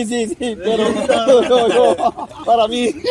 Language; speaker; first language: Spanish; non-native, learner; Korean